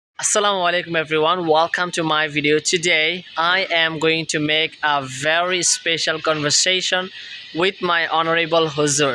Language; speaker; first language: English; non-native, fluent; Bangla